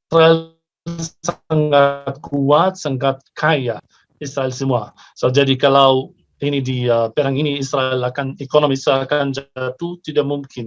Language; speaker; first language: Indonesian; non-native, fluent; Arabic